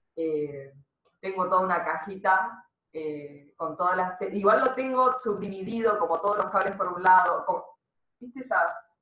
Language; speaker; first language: Spanish; native; Spanish